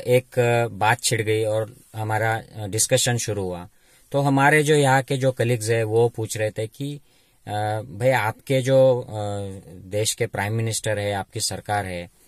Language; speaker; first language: Hindi; non-native, local second language; Marathi